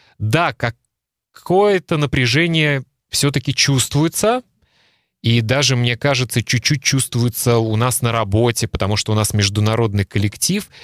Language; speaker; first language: Russian; native; Russian